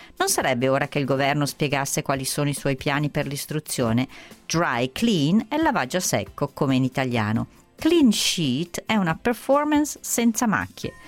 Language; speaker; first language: Italian; native; Italian